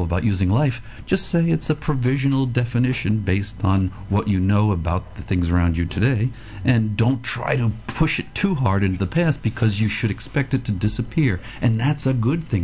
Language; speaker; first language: English; native; English